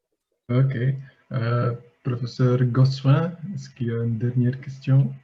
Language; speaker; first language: French; non-native, fluent; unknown